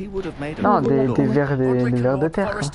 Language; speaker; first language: French; native; French